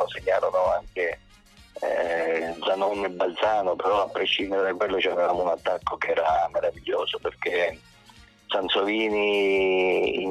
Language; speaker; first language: Italian; native; Italian